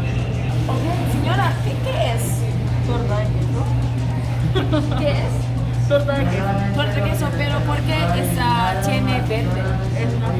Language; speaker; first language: Spanish; non-native, learner; English